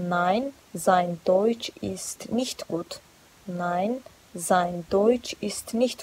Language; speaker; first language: German; non-native, fluent; Georgian